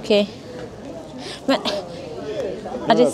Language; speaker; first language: Swedish; non-native, learner; Filipino